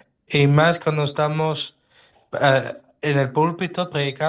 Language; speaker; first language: Spanish; non-native, fluent; Dutch